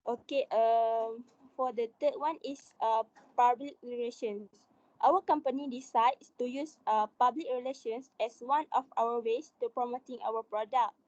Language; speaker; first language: English; non-native, local second language; Malay